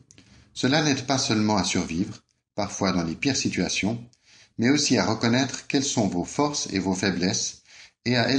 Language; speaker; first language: French; native; French